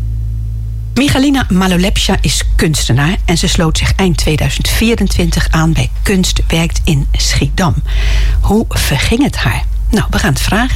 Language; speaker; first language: Dutch; native; Dutch